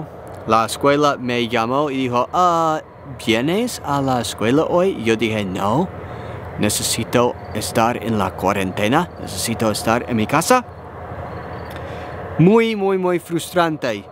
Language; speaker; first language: Spanish; non-native, learner; English